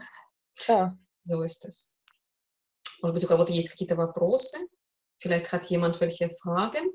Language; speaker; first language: German; non-native, fluent; Russian